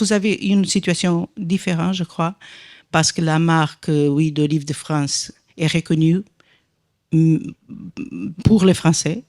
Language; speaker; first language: French; non-native, fluent; Portuguese